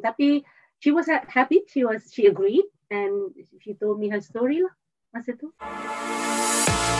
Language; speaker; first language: English; non-native, local second language; Malay